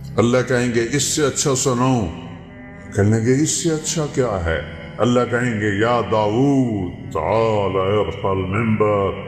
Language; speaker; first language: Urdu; non-native, local second language; Punjabi